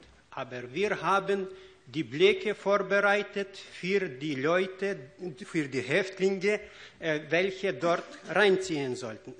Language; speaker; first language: German; non-native, fluent; Ukrainian